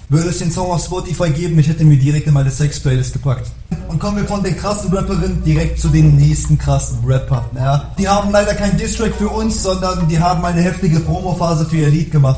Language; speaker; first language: German; native; German